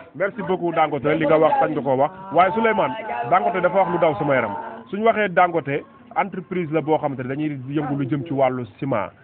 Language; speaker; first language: Wolof; native; Wolof